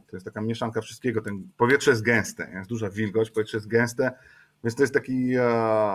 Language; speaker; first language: Polish; native; Polish